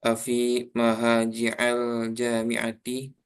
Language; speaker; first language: Arabic; non-native, learner; Indonesian